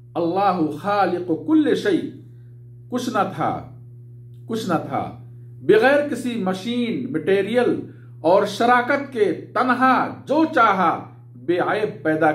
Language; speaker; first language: Urdu; native; Urdu